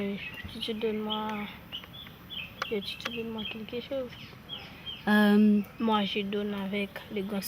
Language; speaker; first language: French; non-native, learner; Haitian Creole